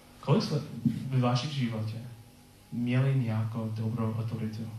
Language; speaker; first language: Czech; non-native, learner; English